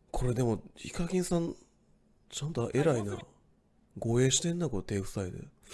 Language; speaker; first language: Japanese; native; Japanese